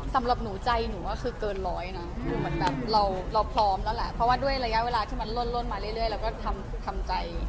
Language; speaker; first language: Thai; native; Thai